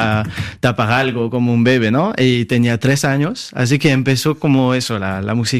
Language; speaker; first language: Spanish; non-native, fluent; French